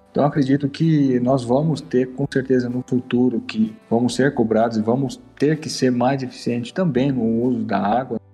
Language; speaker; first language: Portuguese; native; Portuguese